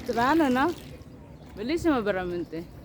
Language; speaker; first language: Italian; non-native, learner; Filipino